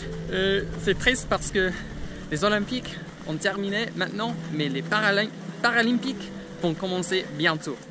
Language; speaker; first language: French; non-native, fluent; English